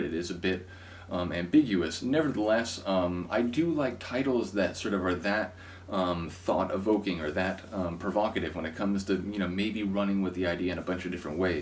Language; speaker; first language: English; native; English